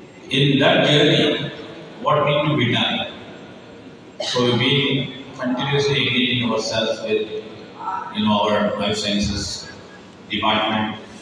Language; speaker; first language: English; non-native, local second language; Telugu